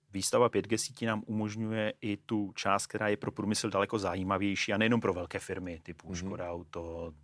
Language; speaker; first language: Czech; native; Czech